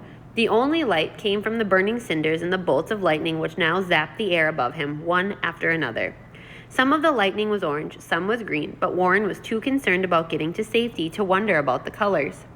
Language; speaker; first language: English; native; English